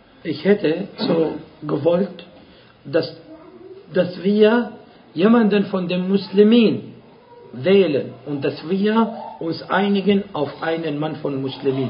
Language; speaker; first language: German; non-native, fluent; Arabic